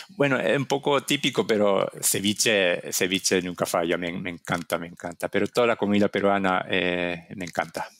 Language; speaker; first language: Spanish; non-native, fluent; Japanese